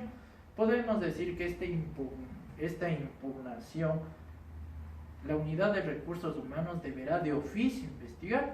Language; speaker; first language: Spanish; native; Spanish